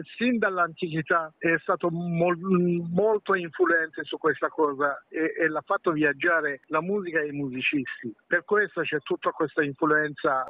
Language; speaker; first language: Italian; non-native, fluent; Persian